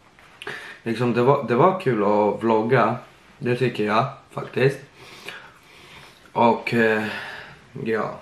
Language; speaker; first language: Swedish; early bilingual, other home language; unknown